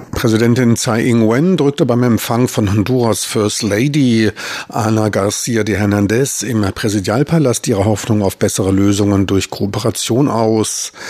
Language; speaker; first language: German; native; German